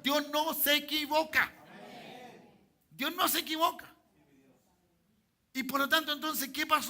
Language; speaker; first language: Spanish; native; Spanish